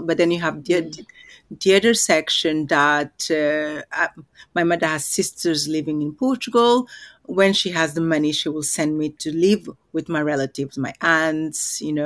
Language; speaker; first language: English; non-native, fluent; Upper Guinea Crioulo